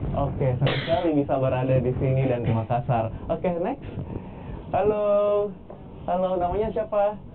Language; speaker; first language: Indonesian; native; Indonesian